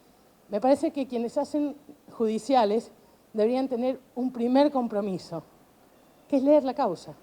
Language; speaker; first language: Spanish; native; Spanish